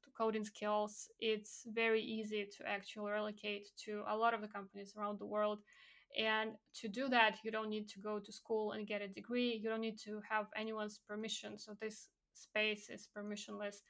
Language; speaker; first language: English; non-native, fluent; Belarusian